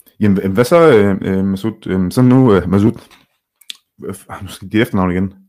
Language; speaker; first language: Danish; early bilingual, other home language; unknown